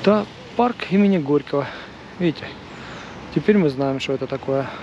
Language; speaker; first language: Russian; native; Russian